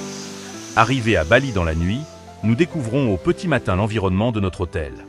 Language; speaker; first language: French; native; French